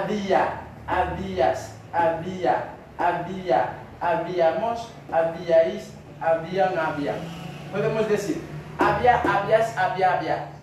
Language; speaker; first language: Spanish; non-native, fluent; Haitian Creole